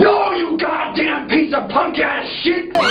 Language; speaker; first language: English; native; English